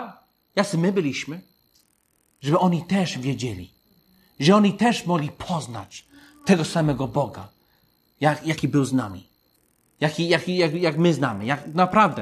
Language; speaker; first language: Polish; non-native, fluent; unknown